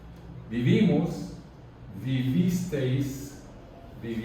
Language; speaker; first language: Spanish; non-native, learner; English